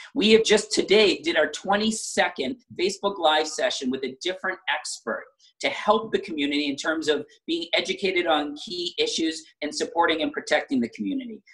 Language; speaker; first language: English; native; English